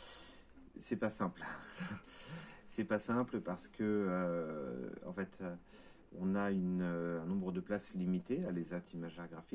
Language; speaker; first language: French; native; French